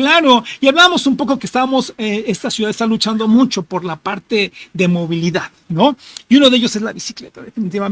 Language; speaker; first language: Spanish; native; Spanish